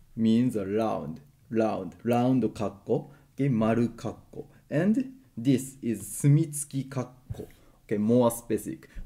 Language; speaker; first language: English; non-native, learner; Japanese